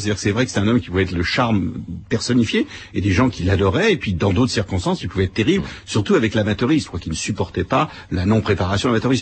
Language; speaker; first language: French; native; French